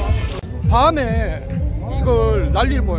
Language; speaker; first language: Korean; native; Korean